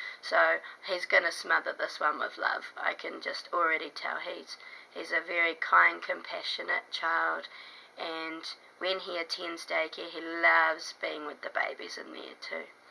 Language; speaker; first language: English; native; English